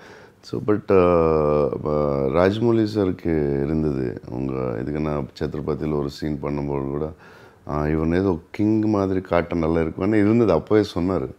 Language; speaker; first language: Tamil; non-native, learner; Telugu